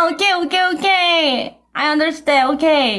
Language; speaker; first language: English; non-native, learner; Korean